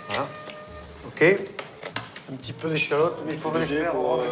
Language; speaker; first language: French; native; French